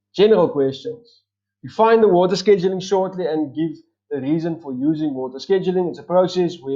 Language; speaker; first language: English; non-native, local second language; Afrikaans